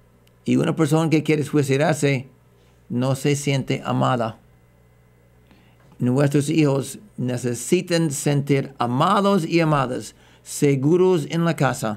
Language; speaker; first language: Spanish; non-native, fluent; English